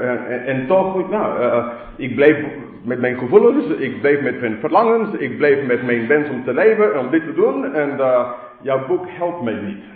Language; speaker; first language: Dutch; non-native, fluent; English